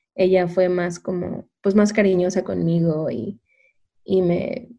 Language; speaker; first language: Spanish; native; Spanish